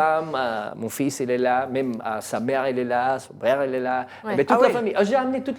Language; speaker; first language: French; non-native, learner; English